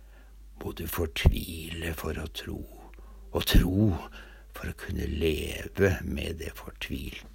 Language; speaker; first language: Norwegian; native; Norwegian